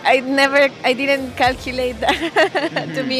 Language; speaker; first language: English; non-native, learner; Spanish